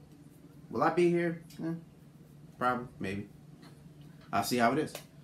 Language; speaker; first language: English; native; English